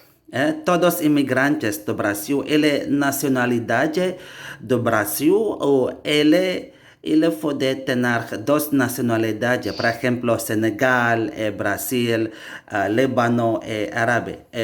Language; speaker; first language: Portuguese; non-native, learner; Indonesian